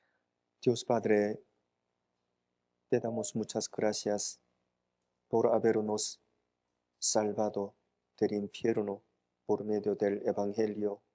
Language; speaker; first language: Spanish; non-native, fluent; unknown